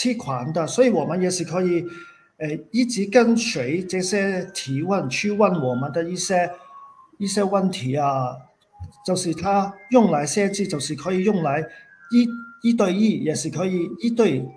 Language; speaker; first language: Chinese; non-native, fluent; Cantonese